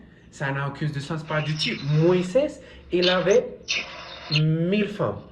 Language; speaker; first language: French; non-native, learner; Spanish